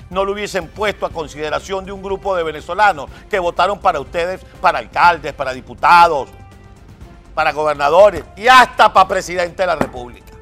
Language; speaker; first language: Spanish; native; Spanish